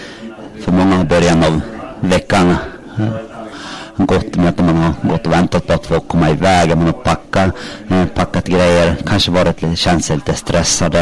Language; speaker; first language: Swedish; non-native, local second language; Finnish